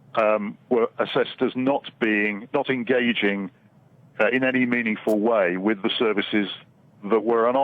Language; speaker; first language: English; native; English